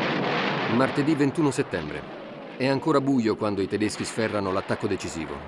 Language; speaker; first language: Italian; native; Italian